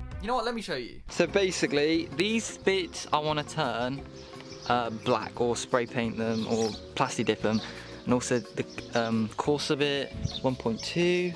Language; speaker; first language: English; native; English